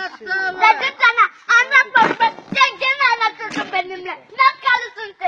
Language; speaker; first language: Turkish; native; Turkish